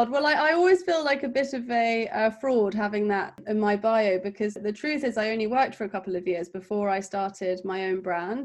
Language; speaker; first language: English; native; English